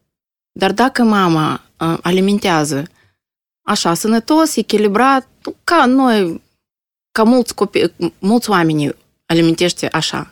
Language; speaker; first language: Romanian; non-native, local second language; Russian